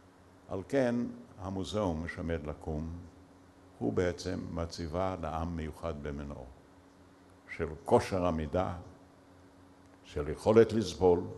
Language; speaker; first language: Hebrew; early bilingual, other home language; Yiddish